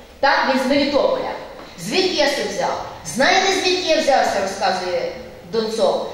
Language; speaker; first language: Ukrainian; native; Ukrainian